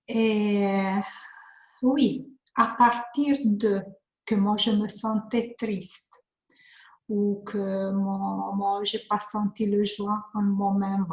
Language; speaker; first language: French; non-native, learner; Hungarian